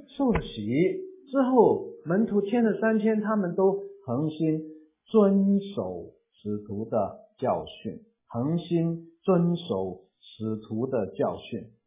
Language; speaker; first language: Chinese; non-native, local second language; Cantonese